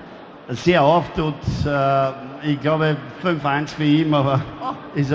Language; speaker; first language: German; non-native, fluent; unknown